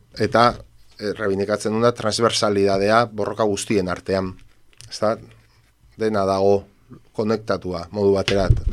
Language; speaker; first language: Basque; non-native, local second language; Spanish